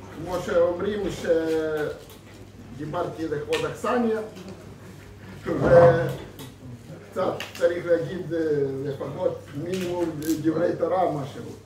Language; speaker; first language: Hebrew; non-native, fluent; Russian